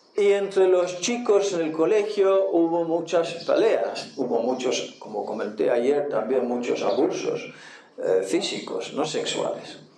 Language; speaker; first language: Spanish; non-native, fluent; English